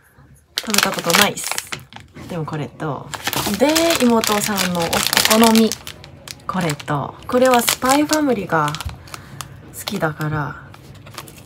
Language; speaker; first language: Japanese; non-native, learner; Korean